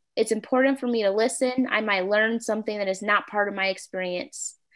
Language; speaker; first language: English; native; English